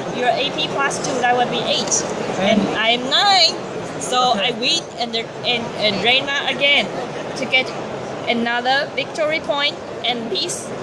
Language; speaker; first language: English; non-native, learner; Chinese